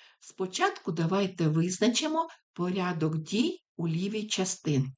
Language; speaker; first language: Ukrainian; native; Ukrainian